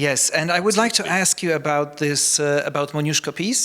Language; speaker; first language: English; non-native, fluent; Polish